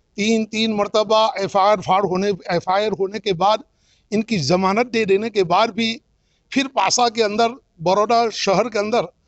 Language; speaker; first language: Hindi; non-native, local second language; Gujarati